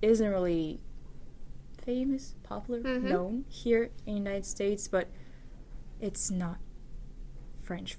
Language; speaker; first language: English; non-native, learner; French